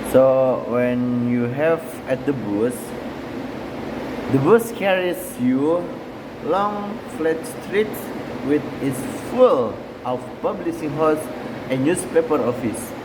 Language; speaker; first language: English; non-native, learner; Indonesian